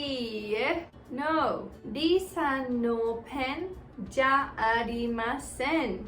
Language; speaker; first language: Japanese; non-native, fluent; English